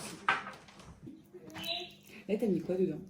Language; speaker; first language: French; native; French